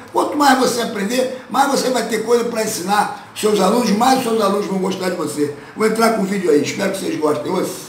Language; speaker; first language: Portuguese; native; Portuguese